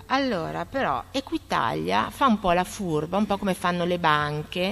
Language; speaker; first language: Italian; native; Italian